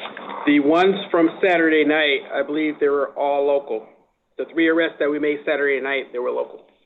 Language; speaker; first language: English; native; English